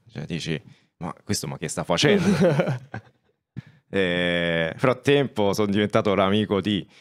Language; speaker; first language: Italian; non-native, fluent; Japanese